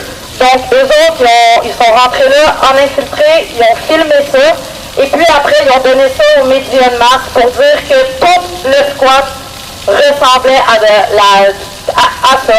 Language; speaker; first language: French; native; French